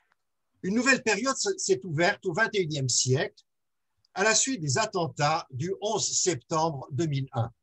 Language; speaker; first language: French; native; French